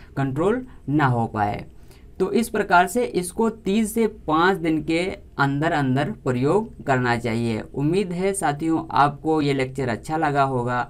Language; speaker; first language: Hindi; native; Hindi